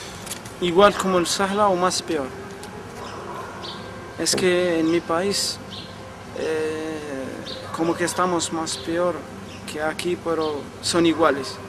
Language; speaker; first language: Spanish; non-native, learner; Arabic